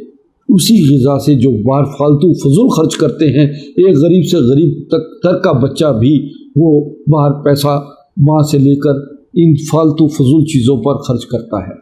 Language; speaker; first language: Urdu; native; Urdu